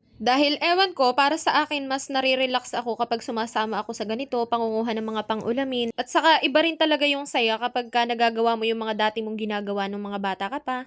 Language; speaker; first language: Filipino; native; Filipino